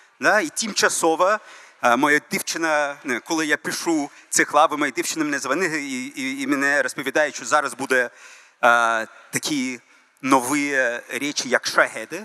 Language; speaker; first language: Ukrainian; early bilingual, heritage; Ukrainian